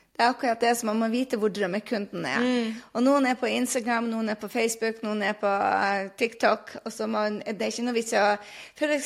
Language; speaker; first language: Norwegian; native; Norwegian